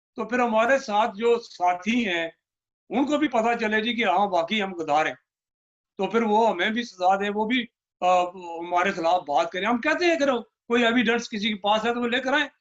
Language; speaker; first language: Urdu; non-native, local second language; Punjabi